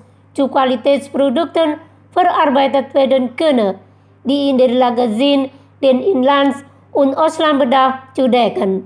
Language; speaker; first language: German; non-native, fluent; Indonesian